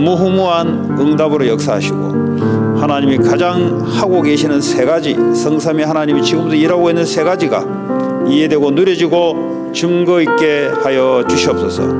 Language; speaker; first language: Korean; native; Korean